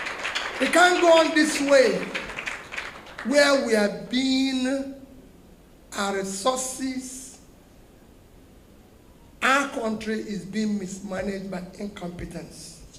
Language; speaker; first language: English; non-native, local second language; Igbo